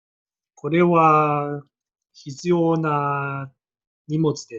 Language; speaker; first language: Japanese; non-native, learner; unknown